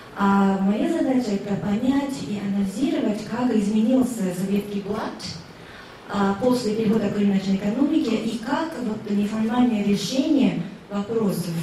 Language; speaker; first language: Russian; non-native, fluent; Japanese